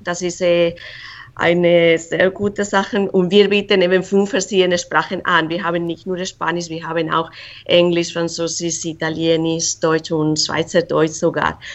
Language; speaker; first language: German; non-native, fluent; Spanish